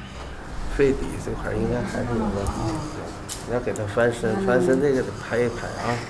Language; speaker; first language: Chinese; native; Chinese